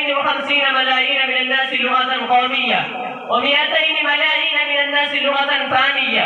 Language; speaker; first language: Arabic; non-native, learner; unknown